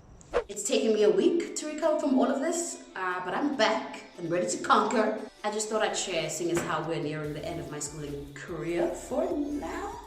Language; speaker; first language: English; non-native, local second language; Zulu